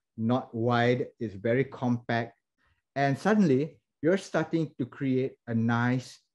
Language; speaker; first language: English; non-native, local second language; Malay